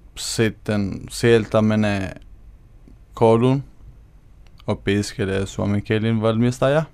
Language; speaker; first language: Finnish; non-native, learner; Albanian